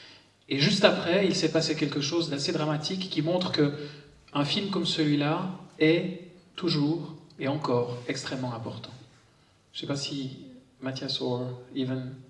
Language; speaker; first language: French; native; French